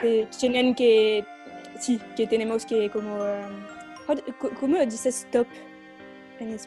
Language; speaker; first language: Spanish; non-native, fluent; French